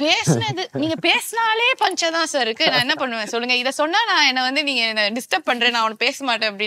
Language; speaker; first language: Tamil; native; Tamil